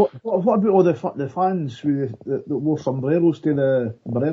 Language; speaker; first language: English; native; English